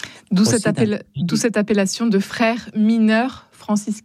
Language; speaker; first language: French; native; French